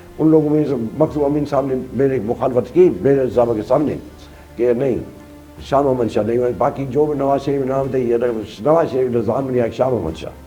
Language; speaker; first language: Urdu; non-native, local second language; Sindhi